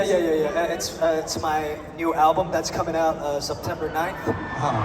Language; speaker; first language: English; non-native, fluent; Chinese